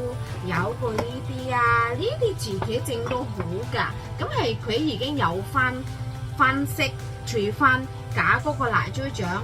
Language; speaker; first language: Cantonese; non-native, fluent; Indonesian